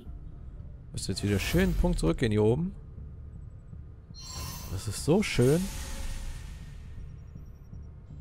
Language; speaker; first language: German; native; German